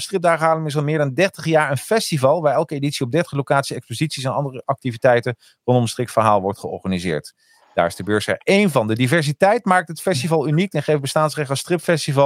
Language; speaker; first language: Dutch; native; Dutch